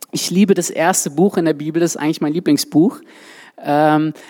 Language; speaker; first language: German; native; German